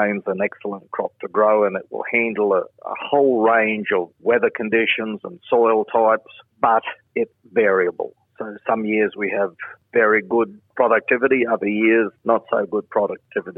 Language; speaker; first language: English; native; English